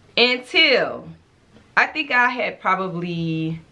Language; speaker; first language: English; native; English